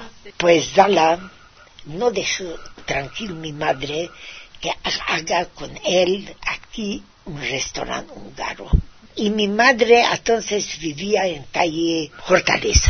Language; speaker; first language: Spanish; non-native, fluent; Hungarian